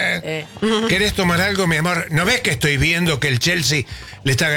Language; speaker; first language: Spanish; native; Spanish